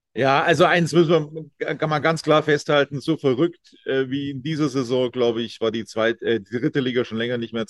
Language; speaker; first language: German; native; German